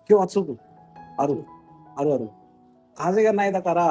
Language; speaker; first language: Japanese; non-native, learner; Hindi